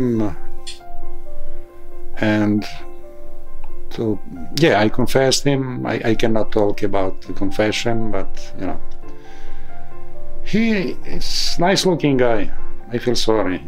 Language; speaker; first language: English; non-native, fluent; Ukrainian